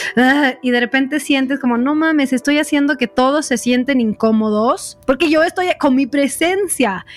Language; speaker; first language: Spanish; non-native, fluent; Swedish